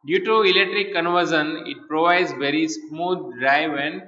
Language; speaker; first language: English; non-native, local second language; Gujarati